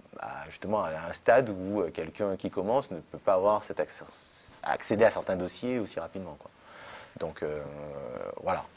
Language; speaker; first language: French; native; French